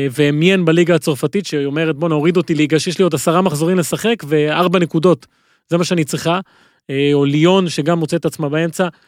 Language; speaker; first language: Hebrew; native; Hebrew